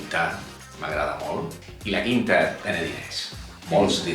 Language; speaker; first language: Catalan; non-native, local second language; Spanish